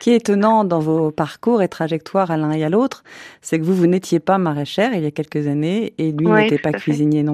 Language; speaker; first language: French; native; French